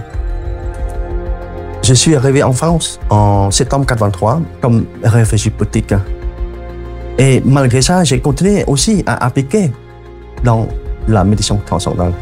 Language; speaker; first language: French; non-native, fluent; Khmer